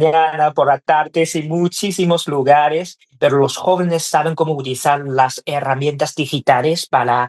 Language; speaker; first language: Spanish; non-native, fluent; Chinese